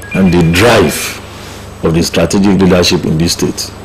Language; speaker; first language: English; non-native, local second language; Yoruba